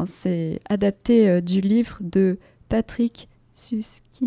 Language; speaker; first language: French; native; French